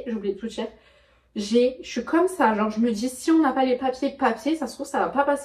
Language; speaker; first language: French; native; French